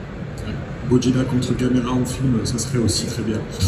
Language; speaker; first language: French; native; French